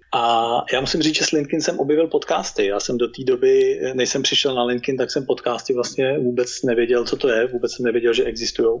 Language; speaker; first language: Czech; native; Czech